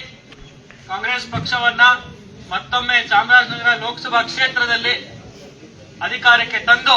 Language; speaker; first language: Kannada; native; Kannada